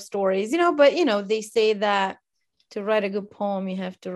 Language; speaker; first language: English; non-native, fluent; Romanian